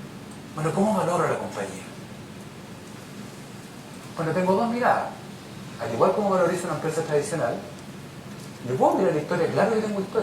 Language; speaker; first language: Spanish; native; Spanish